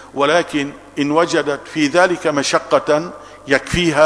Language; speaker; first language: Arabic; native; Arabic